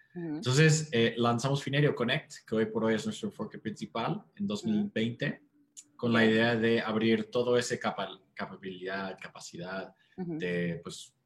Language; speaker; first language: Spanish; non-native, fluent; English